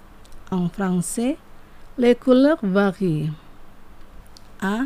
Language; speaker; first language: French; non-native, fluent; Indonesian